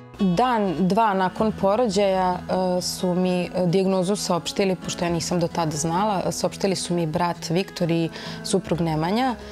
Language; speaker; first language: Serbian; native; Serbian